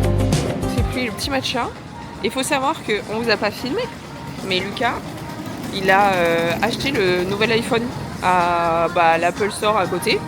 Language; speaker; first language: French; native; French